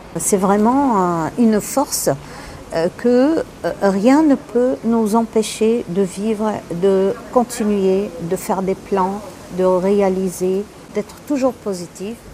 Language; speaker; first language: French; non-native, local second language; Arabic